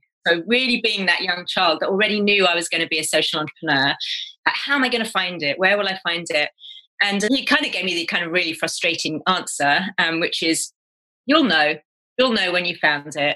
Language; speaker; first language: English; native; English